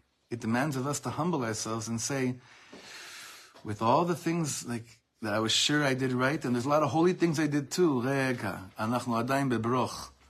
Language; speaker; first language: English; native; English